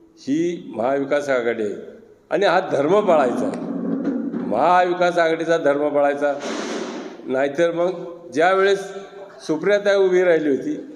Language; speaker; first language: Marathi; native; Marathi